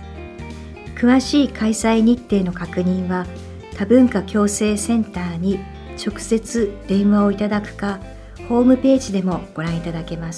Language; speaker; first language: Japanese; native; Japanese